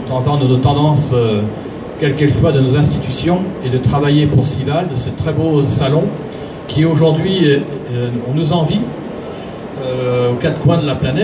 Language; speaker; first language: French; native; French